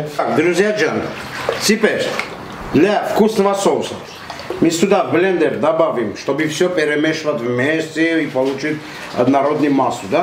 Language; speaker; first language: Russian; non-native, fluent; Armenian